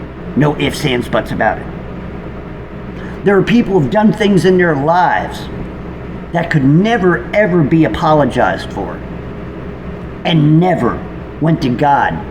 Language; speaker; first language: English; native; English